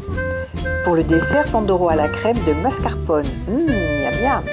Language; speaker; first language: French; native; French